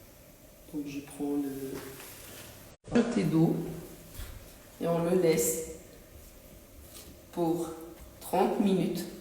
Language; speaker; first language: French; non-native, local second language; Arabic